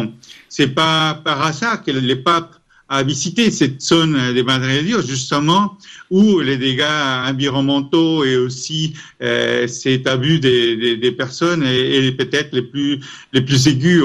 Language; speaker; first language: French; non-native, fluent; Spanish